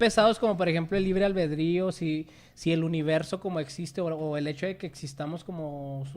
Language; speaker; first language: Spanish; native; Spanish